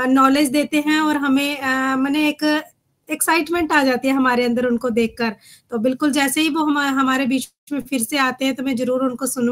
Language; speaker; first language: Hindi; native; Hindi